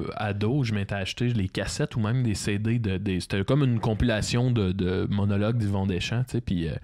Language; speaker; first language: French; native; French